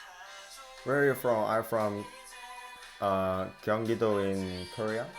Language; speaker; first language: English; non-native, learner; Korean